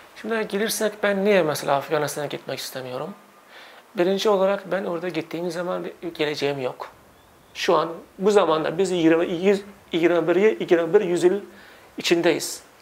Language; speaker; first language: Turkish; non-native, fluent; Uzbek